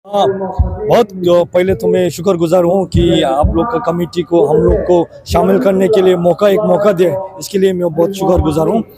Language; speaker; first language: Hindi; non-native, fluent; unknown